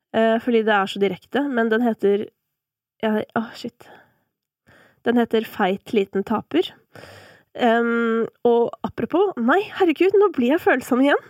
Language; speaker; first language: Norwegian; native; Norwegian